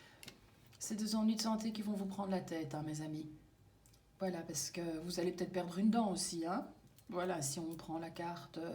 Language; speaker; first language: French; native; French